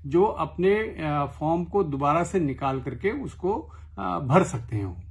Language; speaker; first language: Hindi; native; Hindi